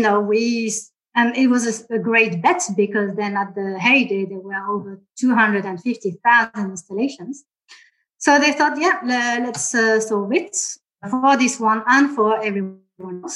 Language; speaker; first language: English; native; English